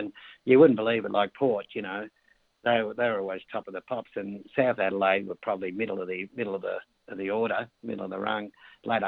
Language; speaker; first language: English; native; English